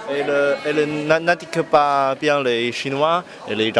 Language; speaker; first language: French; non-native, learner; Chinese